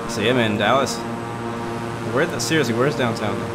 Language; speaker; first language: English; native; English